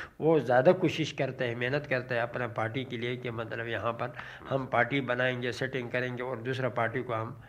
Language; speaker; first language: Urdu; non-native, local second language; Shina